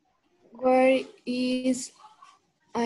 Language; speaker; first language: English; non-native, learner; Spanish